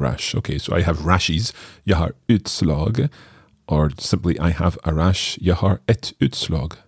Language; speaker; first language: Swedish; non-native, learner; English